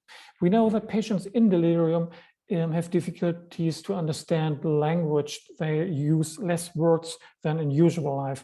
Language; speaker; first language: English; non-native, fluent; German